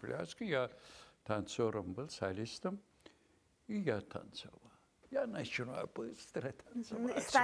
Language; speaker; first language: Russian; non-native, local second language; Azerbaijani